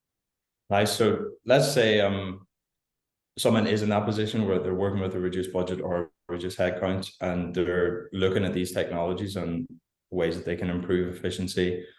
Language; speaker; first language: English; native; English